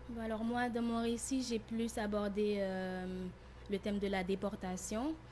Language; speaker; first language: French; non-native, local second language; Haitian Creole